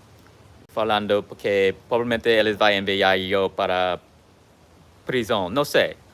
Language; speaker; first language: Portuguese; non-native, learner; English